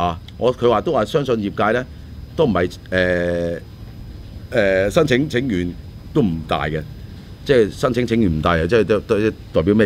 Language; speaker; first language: Cantonese; native; Cantonese